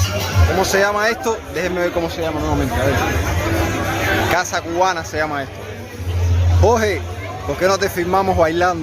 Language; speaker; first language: Spanish; native; Spanish